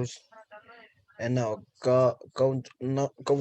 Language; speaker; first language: English; non-native, learner; Spanish